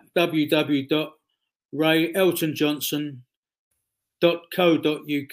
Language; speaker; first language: English; native; English